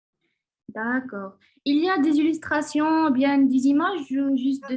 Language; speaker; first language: French; non-native, learner; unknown